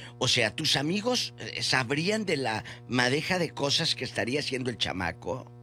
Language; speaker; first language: Spanish; native; Spanish